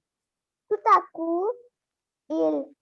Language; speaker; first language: French; non-native, learner; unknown